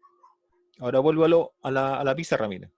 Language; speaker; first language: Spanish; native; Spanish